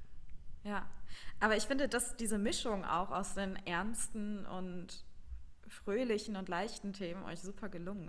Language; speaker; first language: German; native; German